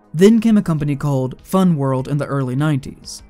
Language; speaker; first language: English; native; English